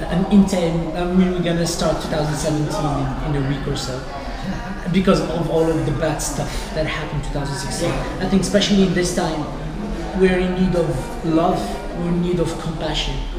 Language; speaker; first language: English; non-native, fluent; Arabic